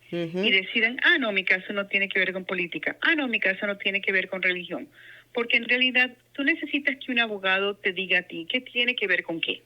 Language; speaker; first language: Spanish; non-native, local second language; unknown